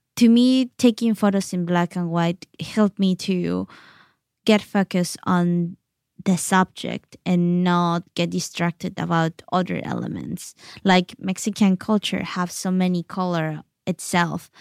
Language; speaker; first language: English; non-native, fluent; Spanish